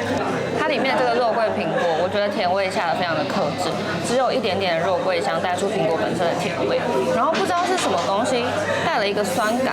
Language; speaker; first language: Chinese; native; Chinese